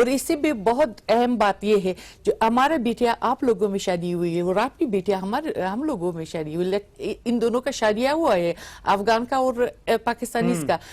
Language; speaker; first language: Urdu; non-native, learner; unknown